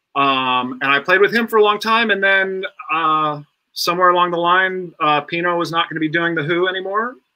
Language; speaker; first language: English; native; English